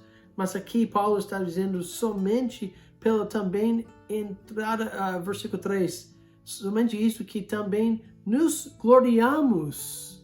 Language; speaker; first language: Portuguese; non-native, fluent; English